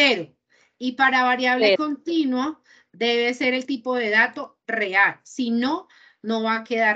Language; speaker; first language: Spanish; native; Spanish